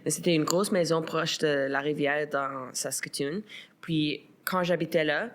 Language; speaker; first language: French; non-native, local second language; English